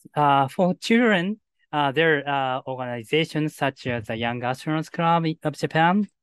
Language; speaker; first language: English; non-native, fluent; Japanese